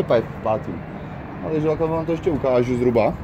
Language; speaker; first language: Czech; native; Czech